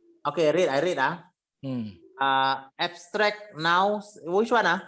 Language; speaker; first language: English; non-native, learner; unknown